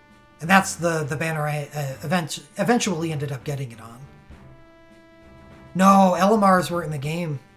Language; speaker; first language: English; native; English